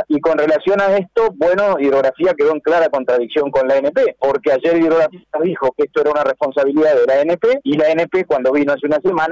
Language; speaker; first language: Spanish; native; Spanish